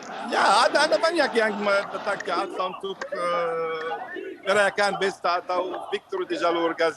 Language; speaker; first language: Indonesian; non-native, learner; Arabic